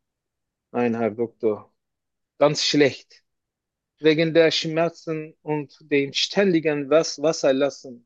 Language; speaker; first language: German; non-native, learner; Turkish